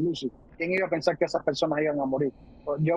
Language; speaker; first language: Spanish; native; Spanish